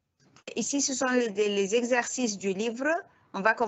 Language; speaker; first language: French; non-native, fluent; Arabic